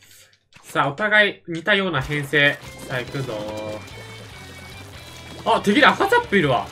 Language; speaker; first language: Japanese; native; Japanese